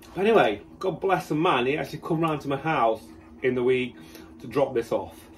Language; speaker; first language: English; native; English